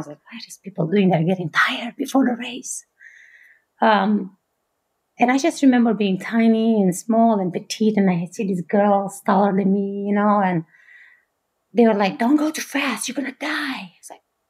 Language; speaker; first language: English; non-native, fluent; Romanian